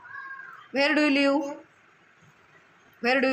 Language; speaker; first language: English; non-native, local second language; Marathi